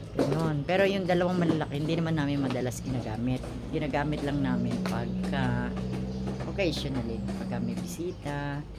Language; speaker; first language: Filipino; native; Filipino